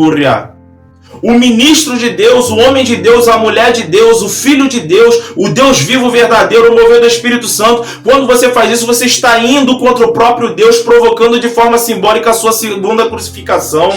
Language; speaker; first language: Portuguese; native; Portuguese